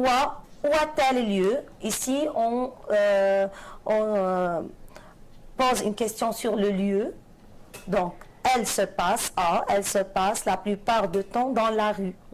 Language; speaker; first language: French; non-native, fluent; Arabic